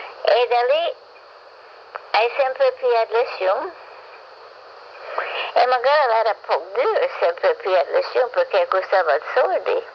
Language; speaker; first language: Italian; early bilingual, heritage; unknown